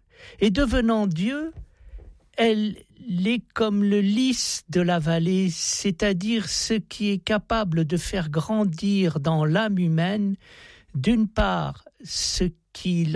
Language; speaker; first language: French; native; French